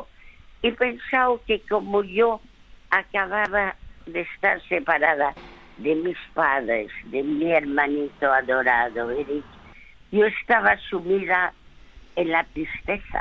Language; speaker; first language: Spanish; early bilingual, other home language; French